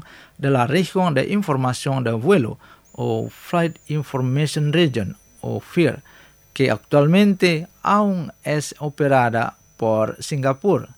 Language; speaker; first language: Spanish; non-native, fluent; Indonesian